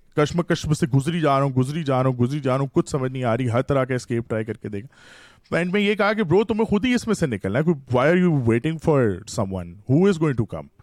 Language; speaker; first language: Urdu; native; Urdu